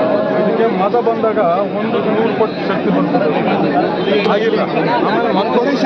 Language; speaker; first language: Kannada; native; Kannada